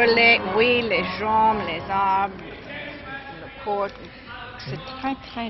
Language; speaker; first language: French; non-native, learner; English